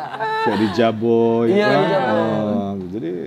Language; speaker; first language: Indonesian; native; Indonesian